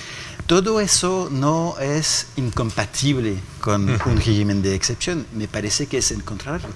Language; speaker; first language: Spanish; non-native, fluent; French